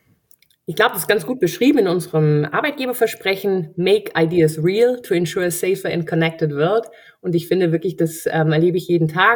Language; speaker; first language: German; native; German